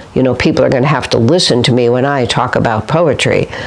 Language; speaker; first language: English; native; English